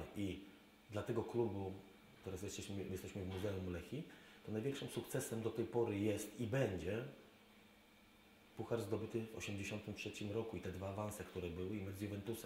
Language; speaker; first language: Polish; native; Polish